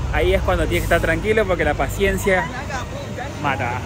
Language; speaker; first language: Spanish; native; Spanish